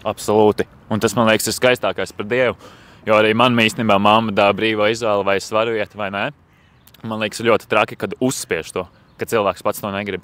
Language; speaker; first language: Latvian; native; Latvian